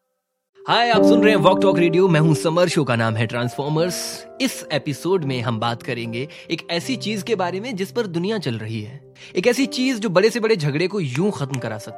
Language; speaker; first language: Hindi; native; Hindi